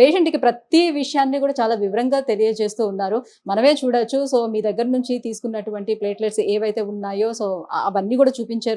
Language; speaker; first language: Telugu; native; Telugu